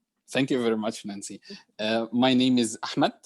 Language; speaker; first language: English; non-native, learner; Arabic